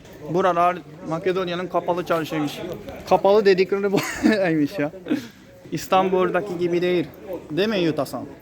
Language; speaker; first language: Turkish; non-native, fluent; Japanese